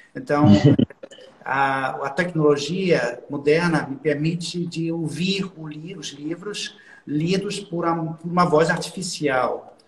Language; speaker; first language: Portuguese; non-native, fluent; German